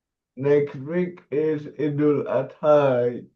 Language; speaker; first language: English; non-native, learner; Indonesian